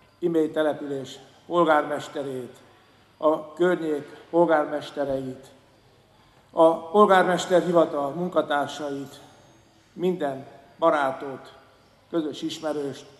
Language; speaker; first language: Hungarian; native; Hungarian